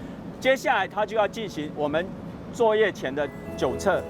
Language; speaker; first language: Chinese; native; Chinese